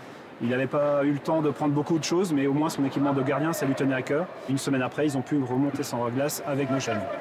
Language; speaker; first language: French; native; French